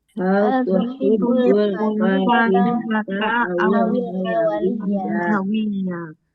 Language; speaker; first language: Arabic; non-native, learner; Indonesian